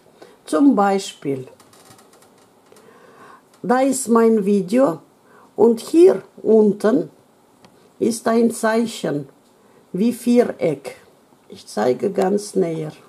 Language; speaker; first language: German; non-native, learner; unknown